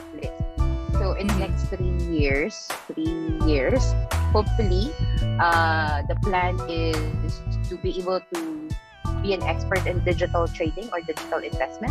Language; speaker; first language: English; non-native, local second language; Filipino